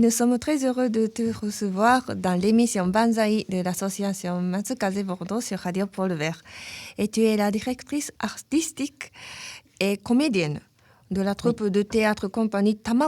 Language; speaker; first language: French; non-native, fluent; Japanese